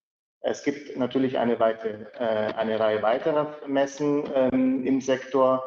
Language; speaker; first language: German; native; German